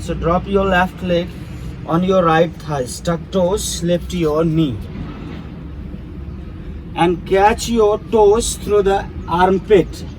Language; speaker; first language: English; non-native, local second language; Hindi